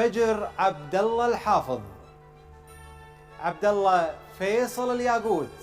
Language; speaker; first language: Arabic; native; Arabic